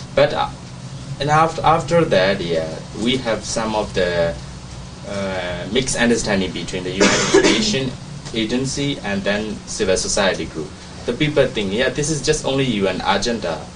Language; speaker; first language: English; non-native, learner; Burmese